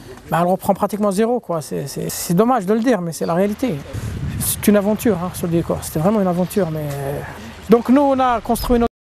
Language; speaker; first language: French; non-native, local second language; Arabic